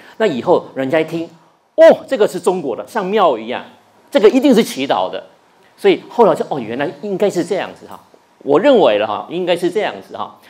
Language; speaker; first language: Chinese; non-native, local second language; Cantonese